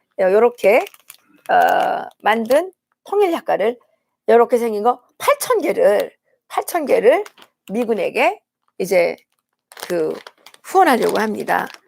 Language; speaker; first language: Korean; native; Korean